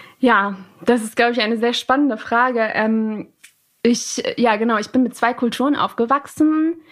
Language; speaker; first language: German; early bilingual, other home language; Persian